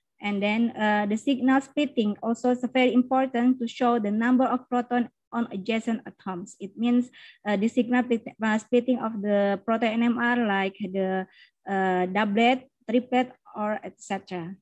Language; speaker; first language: English; non-native, learner; Indonesian